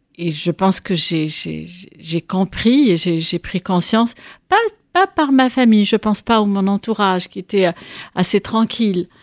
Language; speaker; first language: French; non-native, local second language; Arabic